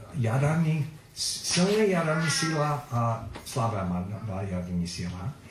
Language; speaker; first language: Czech; non-native, fluent; Filipino